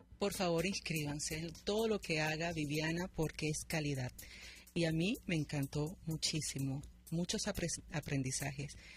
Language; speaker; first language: Spanish; native; Spanish